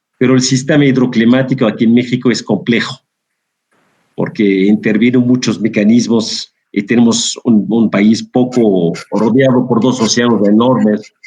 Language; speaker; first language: Spanish; non-native, fluent; Arabic